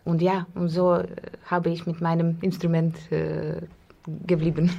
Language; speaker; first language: German; non-native, fluent; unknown